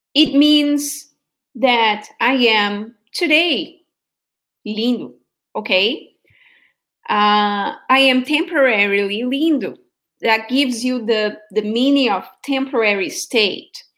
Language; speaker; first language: English; non-native, fluent; Portuguese